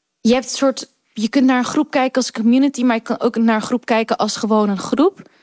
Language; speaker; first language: Dutch; early bilingual, other home language; Kurdish